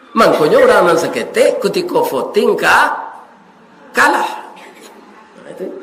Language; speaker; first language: Malay; non-native, local second language; Minangkabau